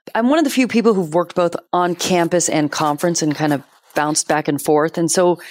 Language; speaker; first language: English; native; English